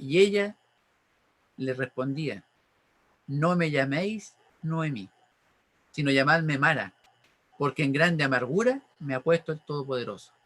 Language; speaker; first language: Spanish; native; Spanish